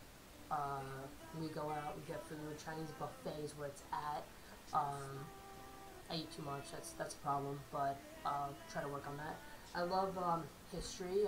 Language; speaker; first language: English; native; English